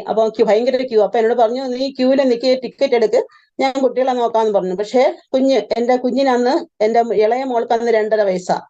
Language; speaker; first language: Malayalam; native; Malayalam